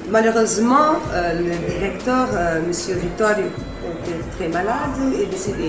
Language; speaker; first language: French; non-native, learner; Portuguese